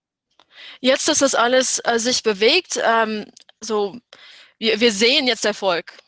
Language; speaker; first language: German; non-native, fluent; English